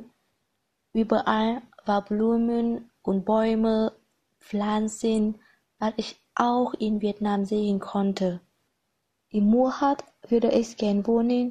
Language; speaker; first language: German; non-native, learner; Vietnamese